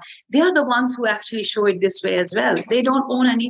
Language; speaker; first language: English; non-native, local second language; Hindi